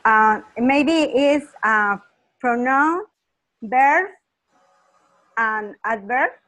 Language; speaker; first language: English; non-native, learner; Spanish